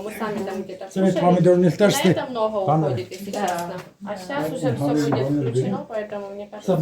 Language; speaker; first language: Russian; native; Russian